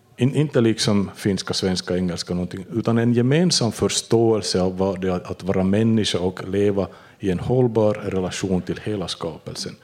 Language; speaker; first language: Swedish; native; Swedish